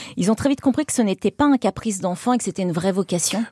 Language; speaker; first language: French; native; French